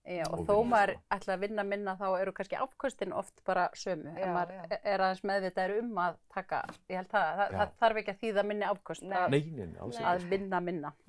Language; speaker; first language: Icelandic; native; Icelandic